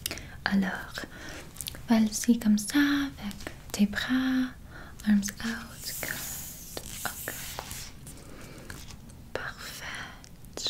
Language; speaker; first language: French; non-native, learner; English